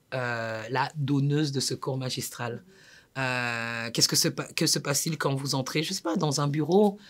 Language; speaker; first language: French; native; French